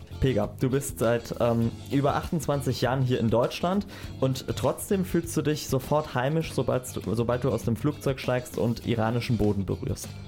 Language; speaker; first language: German; native; German